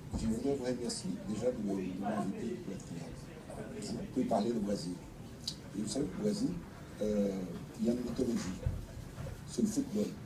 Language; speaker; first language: French; non-native, fluent; Portuguese